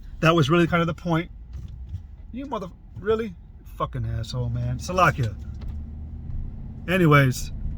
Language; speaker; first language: English; native; English